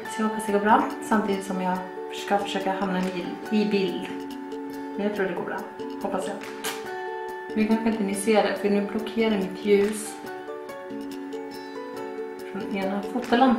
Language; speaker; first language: Swedish; native; Swedish